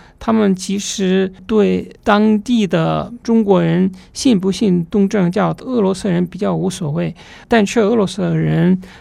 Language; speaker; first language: Chinese; non-native, fluent; Russian